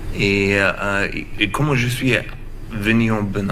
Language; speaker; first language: French; non-native, learner; German